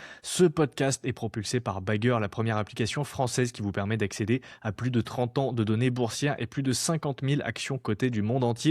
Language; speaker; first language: French; native; French